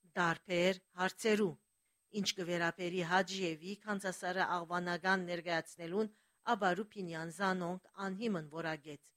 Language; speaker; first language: Armenian; early bilingual, heritage; Armenian